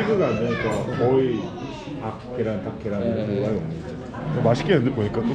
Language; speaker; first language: Korean; native; Korean